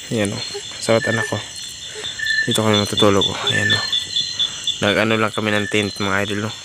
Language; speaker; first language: Filipino; non-native, local second language; Cebuano